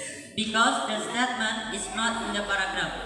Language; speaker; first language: English; non-native, learner; Indonesian